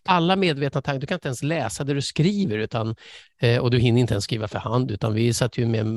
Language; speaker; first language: Swedish; early bilingual, other home language; English